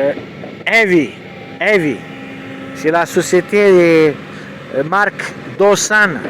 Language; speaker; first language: French; non-native, learner; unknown